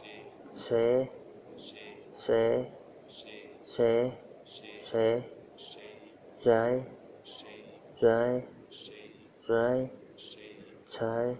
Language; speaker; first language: English; non-native, learner; Vietnamese